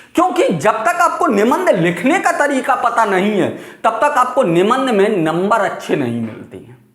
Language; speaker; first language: Hindi; native; Hindi